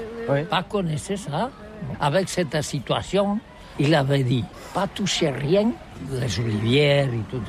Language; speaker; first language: French; non-native, learner; Catalan